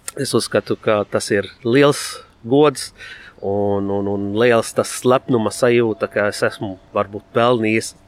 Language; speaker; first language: Latvian; non-native, fluent; Arabic